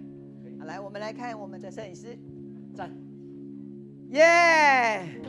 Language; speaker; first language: Chinese; native; Chinese